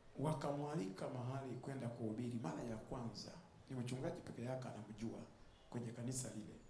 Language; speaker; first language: Swahili; non-native, fluent; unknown